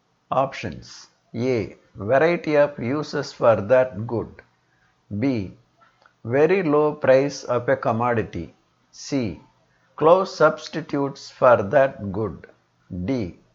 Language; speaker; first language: English; non-native, local second language; Tamil